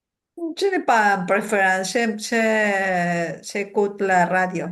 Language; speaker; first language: French; non-native, learner; Spanish